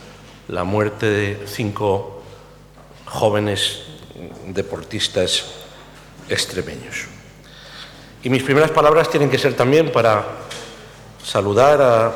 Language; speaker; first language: Spanish; native; Spanish